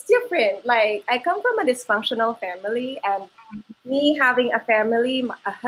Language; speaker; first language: English; non-native, local second language; Filipino